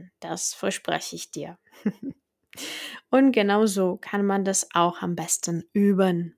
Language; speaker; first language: German; non-native, fluent; Czech